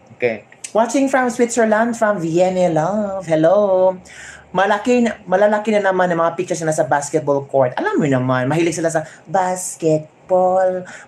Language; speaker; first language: Filipino; non-native, local second language; Hiligaynon